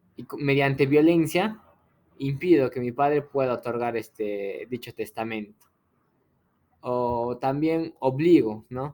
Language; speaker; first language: Spanish; native; Spanish